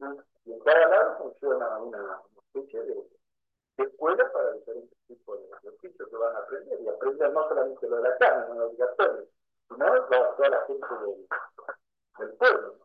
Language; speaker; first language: Spanish; native; Spanish